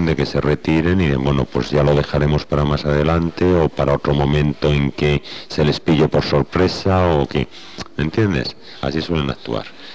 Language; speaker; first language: Spanish; native; Spanish